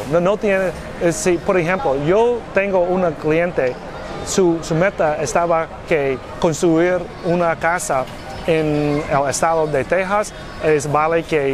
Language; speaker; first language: Spanish; non-native, learner; English